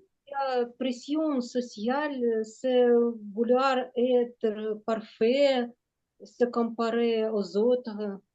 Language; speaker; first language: French; non-native, learner; Ukrainian